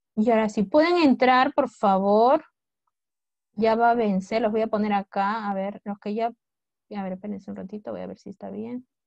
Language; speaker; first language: Spanish; native; Spanish